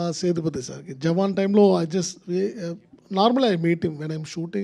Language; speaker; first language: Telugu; non-native, learner; Tamil